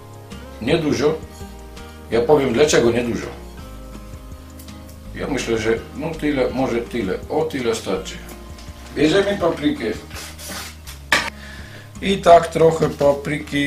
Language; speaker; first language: Polish; non-native, fluent; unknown